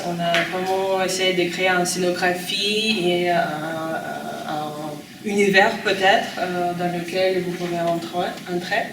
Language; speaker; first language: French; non-native, learner; Russian